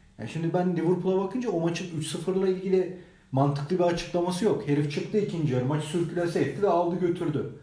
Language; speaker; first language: Turkish; native; Turkish